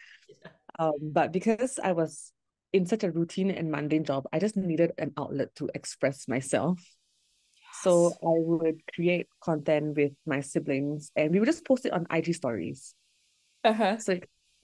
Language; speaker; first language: English; native; English